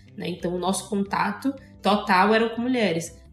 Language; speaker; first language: Portuguese; native; Portuguese